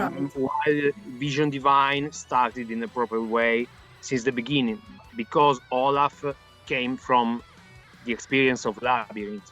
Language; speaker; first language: English; non-native, fluent; Italian